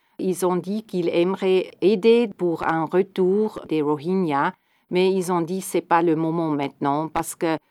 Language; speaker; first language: French; non-native, fluent; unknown